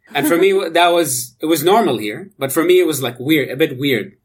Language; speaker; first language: English; non-native, fluent; Arabic